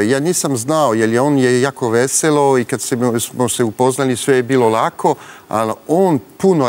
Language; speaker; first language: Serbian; early bilingual, heritage; French